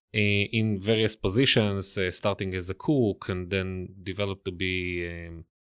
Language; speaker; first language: English; non-native, fluent; Hebrew